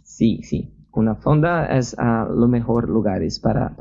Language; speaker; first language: Spanish; non-native, learner; Portuguese